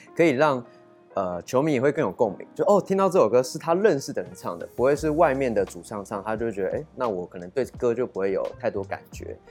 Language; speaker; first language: Chinese; native; Chinese